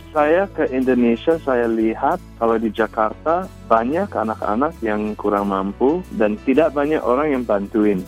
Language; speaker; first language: Indonesian; early bilingual, other home language; English